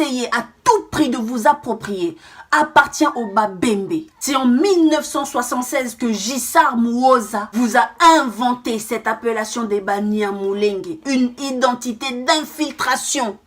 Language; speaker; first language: French; non-native, local second language; Kongo